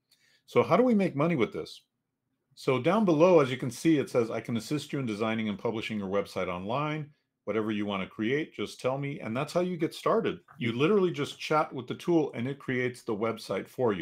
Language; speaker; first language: English; native; English